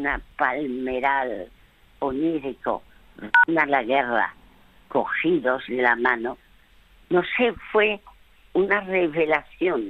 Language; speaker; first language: Spanish; early bilingual, other home language; French